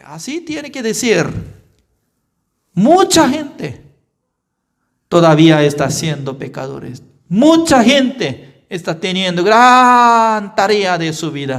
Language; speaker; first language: Spanish; non-native, fluent; Korean